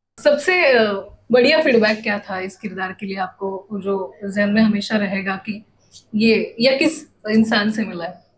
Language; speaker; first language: Hindi; non-native, local second language; Marathi